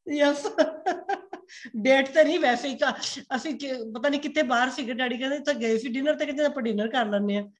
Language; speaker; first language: Punjabi; native; Punjabi